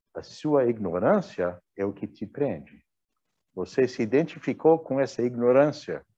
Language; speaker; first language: Portuguese; non-native, fluent; English